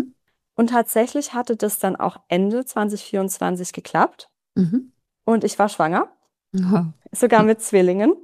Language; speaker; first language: German; native; German